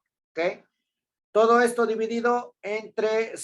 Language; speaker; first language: Spanish; native; Spanish